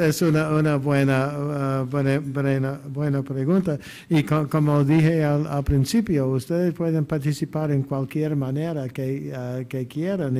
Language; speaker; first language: Spanish; non-native, fluent; English